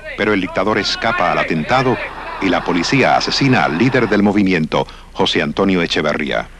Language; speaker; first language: Spanish; native; Spanish